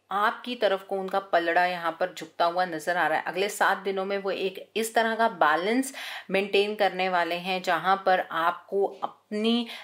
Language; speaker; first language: Hindi; native; Hindi